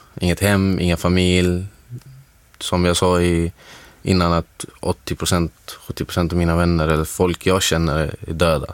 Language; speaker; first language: Swedish; non-native, fluent; Arabic